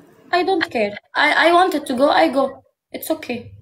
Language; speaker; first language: English; non-native, learner; Arabic